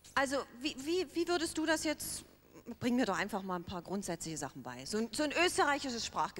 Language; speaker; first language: German; native; German